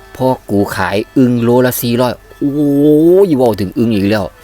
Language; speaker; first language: Thai; native; Thai